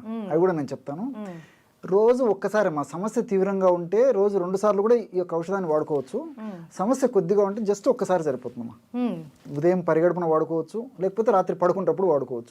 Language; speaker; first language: Telugu; native; Telugu